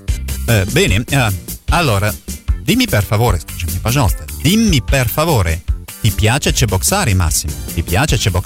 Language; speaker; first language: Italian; non-native, fluent; Russian